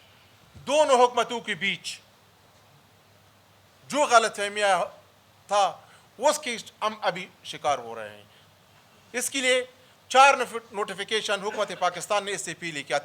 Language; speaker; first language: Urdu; early bilingual, other home language; Pashto